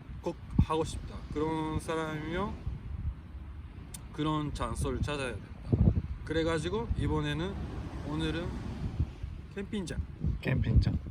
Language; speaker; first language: Korean; non-native, fluent; Japanese